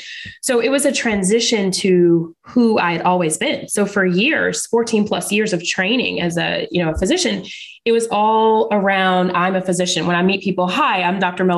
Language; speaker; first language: English; native; English